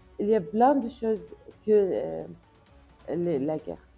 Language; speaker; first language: French; non-native, learner; Arabic